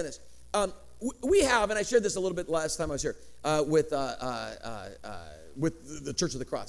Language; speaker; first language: English; early bilingual, other home language; Greek